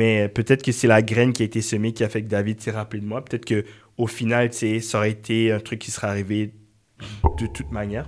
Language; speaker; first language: French; native; French